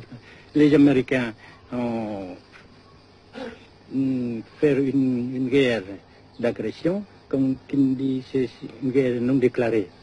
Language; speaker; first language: French; non-native, local second language; Vietnamese